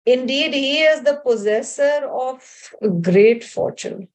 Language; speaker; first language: English; non-native, local second language; Urdu